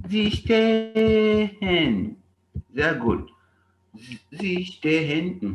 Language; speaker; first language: German; non-native, fluent; English